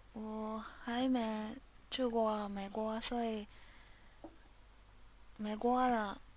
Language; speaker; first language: Chinese; non-native, learner; Japanese